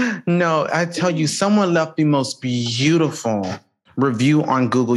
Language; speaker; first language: English; native; English